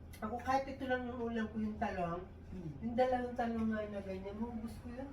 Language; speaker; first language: Filipino; non-native, local second language; Cebuano